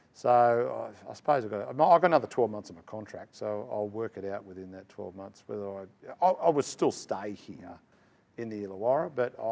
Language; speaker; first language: English; native; English